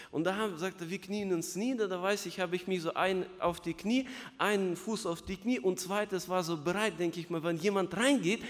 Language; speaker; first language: German; non-native, fluent; Russian